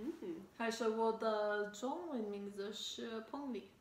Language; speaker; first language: Chinese; non-native, learner; English